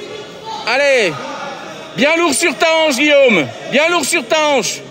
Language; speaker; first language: French; native; French